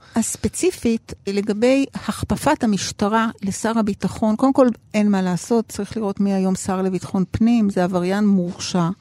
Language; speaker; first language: Hebrew; early bilingual, other home language; Spanish